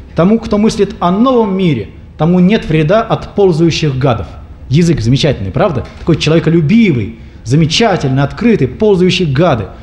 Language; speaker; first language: Russian; native; Russian